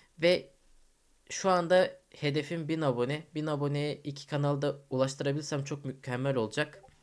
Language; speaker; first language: Turkish; early bilingual, heritage; Turkish